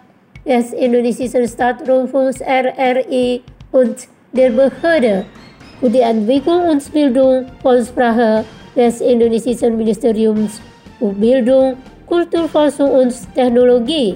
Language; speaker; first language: German; non-native, fluent; Indonesian